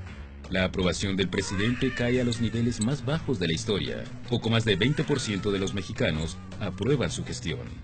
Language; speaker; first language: Spanish; native; Spanish